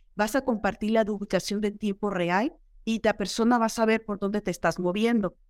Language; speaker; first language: Spanish; native; Spanish